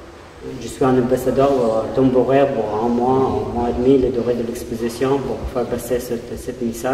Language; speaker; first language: French; non-native, fluent; Arabic